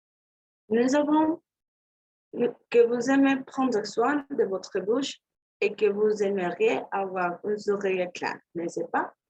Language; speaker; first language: French; non-native, learner; Spanish